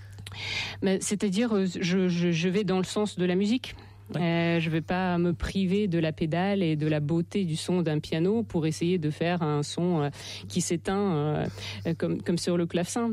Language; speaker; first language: French; non-native, fluent; Russian